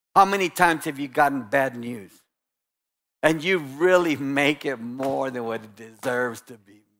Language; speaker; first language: English; native; English